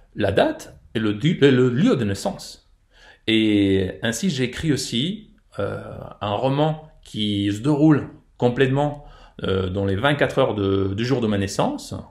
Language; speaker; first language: French; non-native, fluent; Spanish